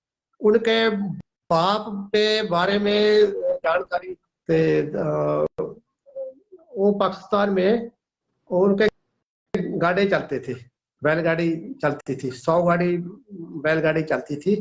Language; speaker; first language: Hindi; non-native, local second language; Punjabi